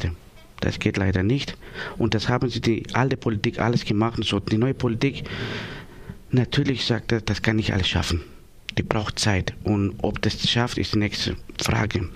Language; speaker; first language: German; non-native, learner; Greek